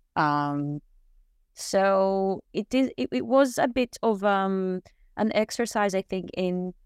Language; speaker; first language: English; non-native, fluent; Greek